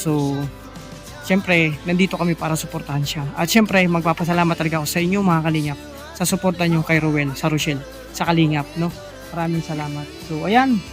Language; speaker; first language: Filipino; non-native, local second language; Cebuano